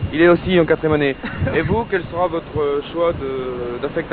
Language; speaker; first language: French; native; French